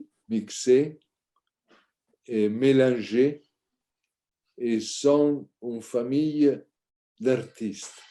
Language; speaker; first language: French; non-native, learner; Italian